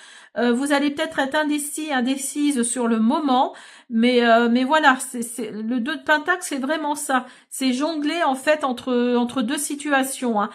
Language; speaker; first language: French; native; French